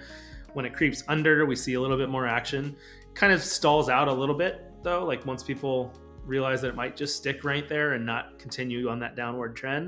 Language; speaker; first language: English; native; English